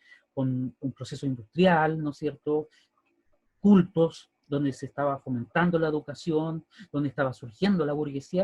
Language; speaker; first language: Spanish; native; Spanish